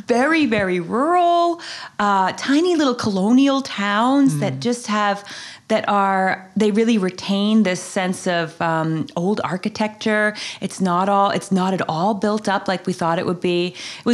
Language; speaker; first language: English; native; English